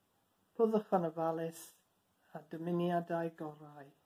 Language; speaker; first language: Welsh; non-native, learner; English